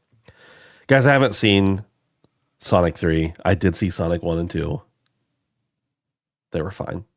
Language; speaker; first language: English; native; English